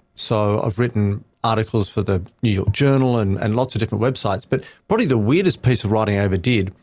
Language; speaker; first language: English; native; English